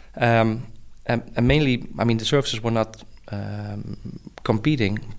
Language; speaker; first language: English; non-native, fluent; Dutch